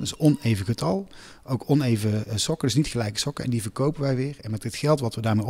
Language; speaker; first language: Dutch; native; Dutch